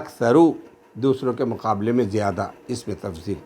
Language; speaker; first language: Urdu; native; Urdu